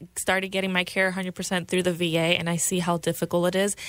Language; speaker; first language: English; early bilingual, other home language; Spanish